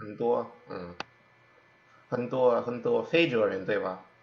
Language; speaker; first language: Chinese; non-native, learner; English